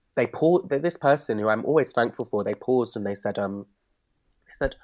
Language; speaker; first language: English; native; English